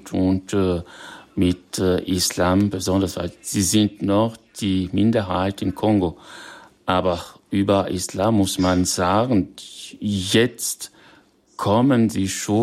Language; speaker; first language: German; non-native, fluent; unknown